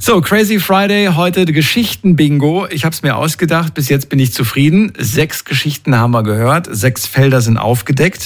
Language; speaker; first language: German; native; German